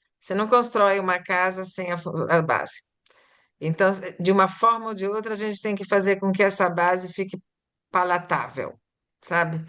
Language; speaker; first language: Portuguese; native; Portuguese